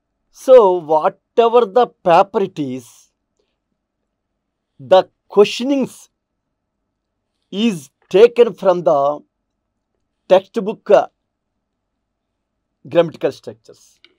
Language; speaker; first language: English; non-native, local second language; Telugu